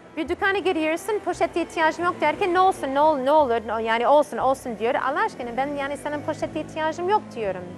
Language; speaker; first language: Turkish; non-native, fluent; English